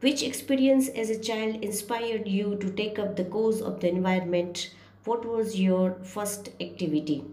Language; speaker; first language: English; non-native, local second language; Gujarati